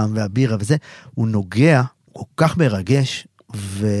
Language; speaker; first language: Hebrew; native; Hebrew